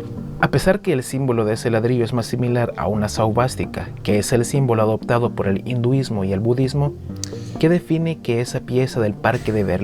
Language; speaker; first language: Spanish; native; Spanish